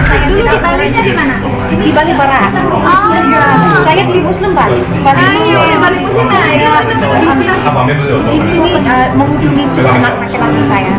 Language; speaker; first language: Indonesian; non-native, learner; English